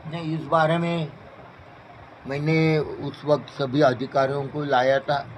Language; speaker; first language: Hindi; non-native, local second language; Marathi